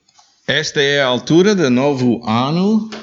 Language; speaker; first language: Portuguese; non-native, learner; English